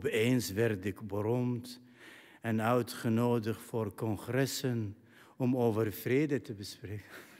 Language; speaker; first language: Dutch; non-native, fluent; Arabic